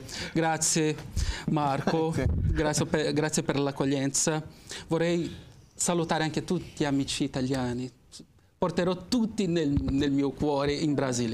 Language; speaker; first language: Italian; non-native, fluent; Portuguese